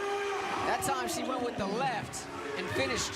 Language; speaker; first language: English; native; English